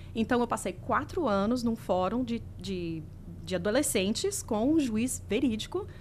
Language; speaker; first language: Portuguese; early bilingual, heritage; English